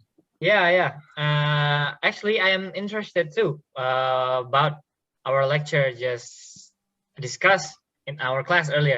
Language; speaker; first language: English; non-native, learner; Indonesian